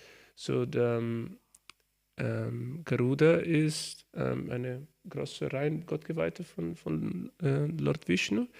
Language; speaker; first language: German; non-native, learner; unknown